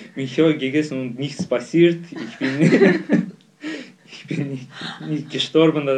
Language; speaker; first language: German; non-native, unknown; Azerbaijani